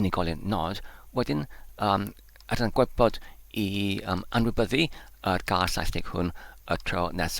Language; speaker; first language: Welsh; non-native, learner; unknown